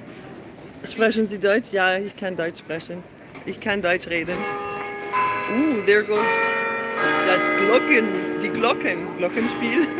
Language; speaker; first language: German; non-native, learner; English